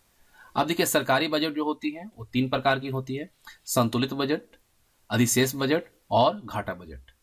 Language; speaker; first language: Hindi; native; Hindi